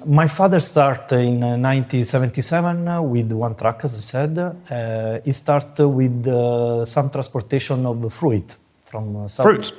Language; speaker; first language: English; non-native, fluent; Italian